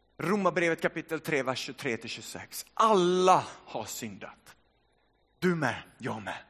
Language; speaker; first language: Swedish; early bilingual, other home language; Finnish